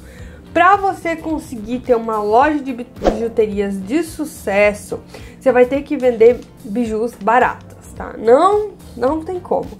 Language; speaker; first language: Portuguese; native; Portuguese